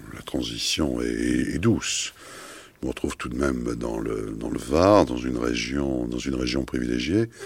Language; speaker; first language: French; native; French